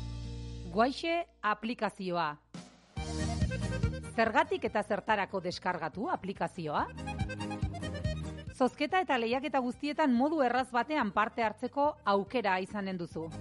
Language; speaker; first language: Basque; native; Basque